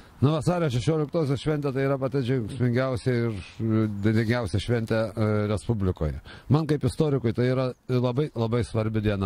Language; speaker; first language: Lithuanian; native; Lithuanian